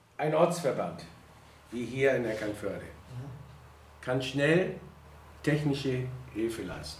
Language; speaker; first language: German; native; German